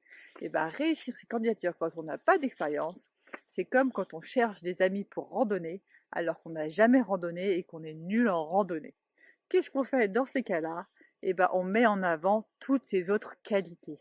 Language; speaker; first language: French; native; French